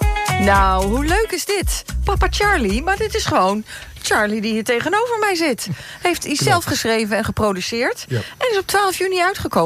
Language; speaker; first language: Dutch; native; Dutch